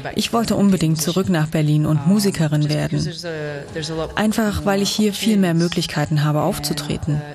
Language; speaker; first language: German; non-native, fluent; English